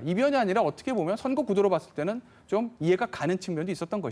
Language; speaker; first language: Korean; native; Korean